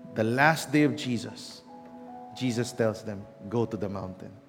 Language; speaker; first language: English; non-native, local second language; Filipino